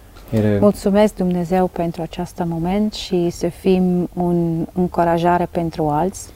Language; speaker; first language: Romanian; non-native, learner; Dutch